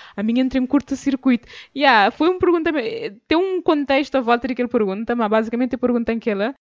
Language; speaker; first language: Portuguese; non-native, local second language; Kabuverdianu